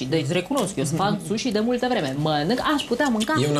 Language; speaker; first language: Romanian; native; Romanian